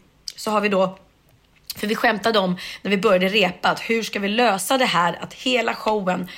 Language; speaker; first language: Swedish; native; Swedish